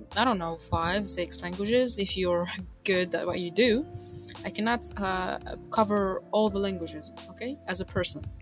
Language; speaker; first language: English; non-native, fluent; Arabic